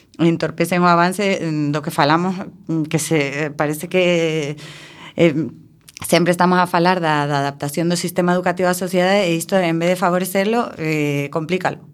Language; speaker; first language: Galician; non-native, local second language; Spanish